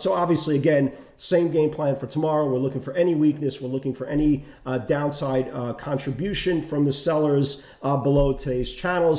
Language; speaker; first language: English; native; English